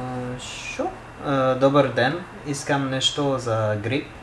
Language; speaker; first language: Bulgarian; non-native, learner; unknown